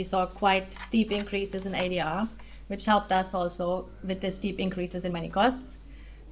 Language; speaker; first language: English; non-native, fluent; German